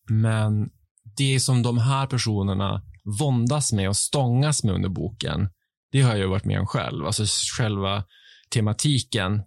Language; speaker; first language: Swedish; native; Swedish